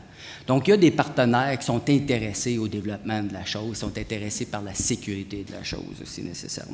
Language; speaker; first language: French; native; French